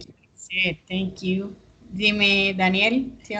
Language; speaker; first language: English; non-native, fluent; Spanish